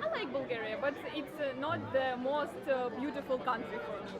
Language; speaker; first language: English; non-native, learner; Ukrainian